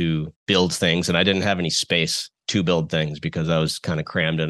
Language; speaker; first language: English; native; English